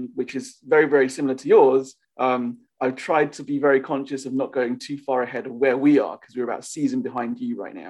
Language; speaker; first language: English; native; English